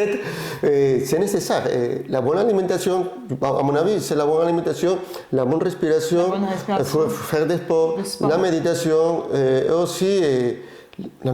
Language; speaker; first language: French; non-native, learner; Spanish